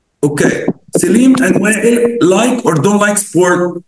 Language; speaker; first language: English; non-native, fluent; Arabic